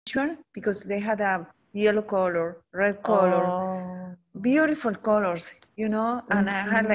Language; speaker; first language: English; non-native, learner; Spanish